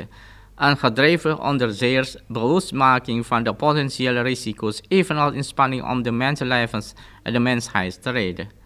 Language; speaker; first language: Dutch; non-native, fluent; Indonesian